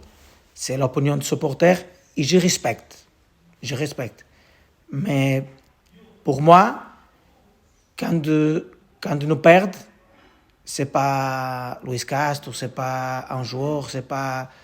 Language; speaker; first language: French; non-native, learner; Portuguese